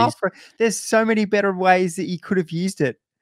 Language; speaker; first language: English; native; English